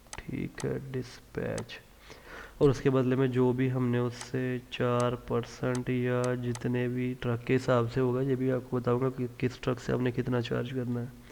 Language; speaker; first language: Urdu; non-native, local second language; Punjabi